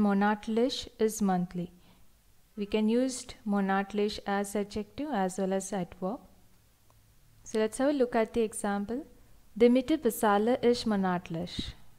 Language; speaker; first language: English; non-native, local second language; Hindi